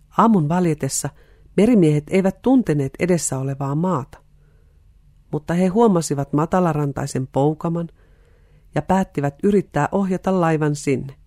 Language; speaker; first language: Finnish; native; Finnish